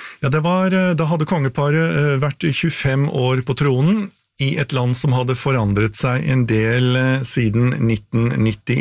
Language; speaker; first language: Norwegian; native; Norwegian